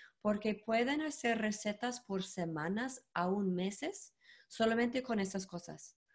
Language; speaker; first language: Spanish; non-native, learner; English